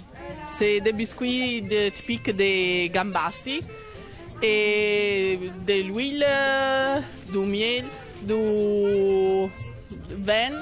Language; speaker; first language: French; non-native, learner; Italian